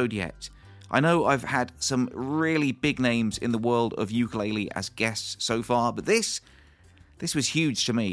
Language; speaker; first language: English; native; English